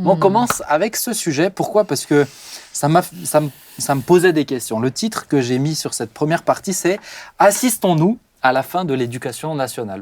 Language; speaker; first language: French; native; French